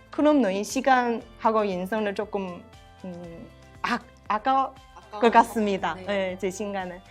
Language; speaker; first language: Korean; non-native, learner; Chinese